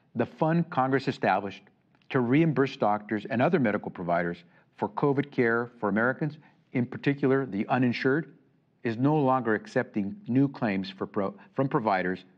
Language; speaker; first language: English; early bilingual, other home language; Spanish